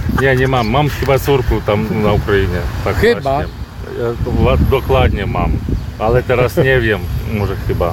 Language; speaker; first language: Polish; non-native, learner; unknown